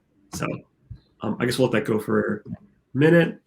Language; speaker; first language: English; native; English